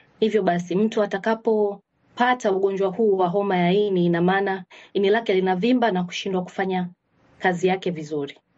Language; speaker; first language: Swahili; native; Swahili